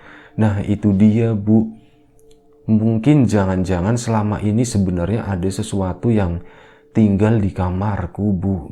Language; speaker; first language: Indonesian; native; Indonesian